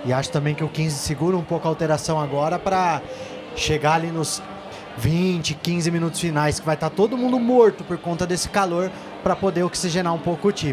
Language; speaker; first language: Portuguese; native; Portuguese